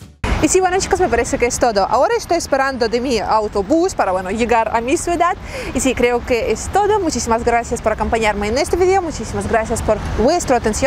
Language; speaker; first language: Spanish; non-native, learner; Russian